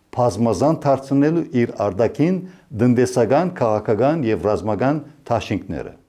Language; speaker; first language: Armenian; early bilingual, heritage; Armenian